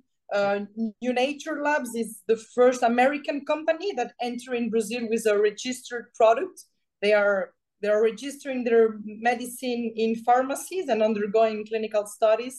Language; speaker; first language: English; non-native, fluent; Spanish